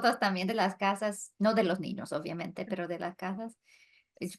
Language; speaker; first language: Spanish; non-native, fluent; English